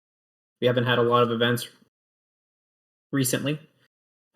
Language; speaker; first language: English; native; English